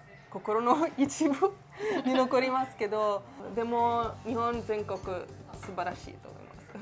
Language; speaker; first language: Japanese; non-native, fluent; Italian